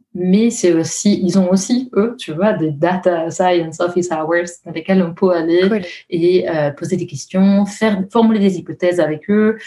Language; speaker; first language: French; non-native, fluent; Italian